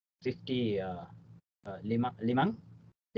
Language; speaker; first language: Filipino; non-native, learner; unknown